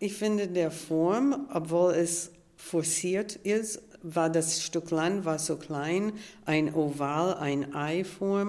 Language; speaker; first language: German; non-native, fluent; English